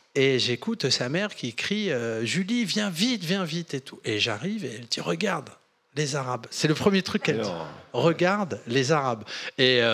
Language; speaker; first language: French; native; French